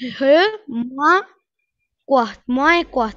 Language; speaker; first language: French; non-native, learner; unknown